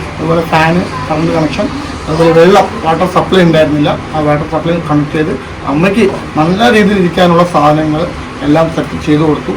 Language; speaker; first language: Malayalam; native; Malayalam